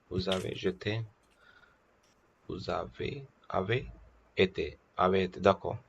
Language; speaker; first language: French; non-native, learner; Telugu